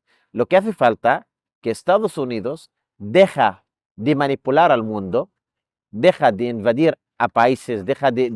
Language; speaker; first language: Spanish; non-native, fluent; Arabic